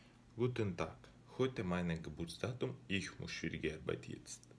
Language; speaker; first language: German; non-native, learner; Russian